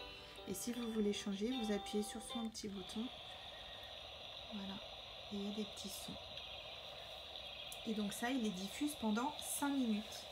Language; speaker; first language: French; native; French